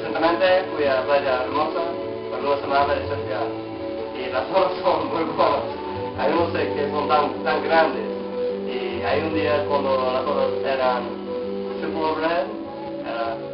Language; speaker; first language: Spanish; non-native, learner; English